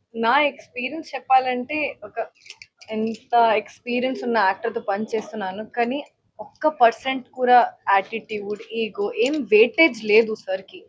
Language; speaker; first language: Telugu; non-native, fluent; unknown